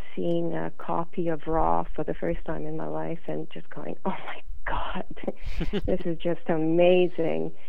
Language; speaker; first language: English; non-native, fluent; Serbian